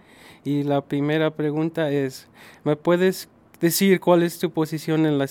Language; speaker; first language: Spanish; early bilingual, other home language; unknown